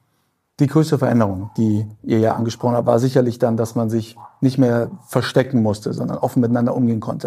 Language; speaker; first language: German; native; German